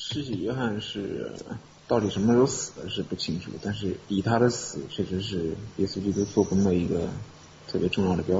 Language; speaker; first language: Chinese; native; Chinese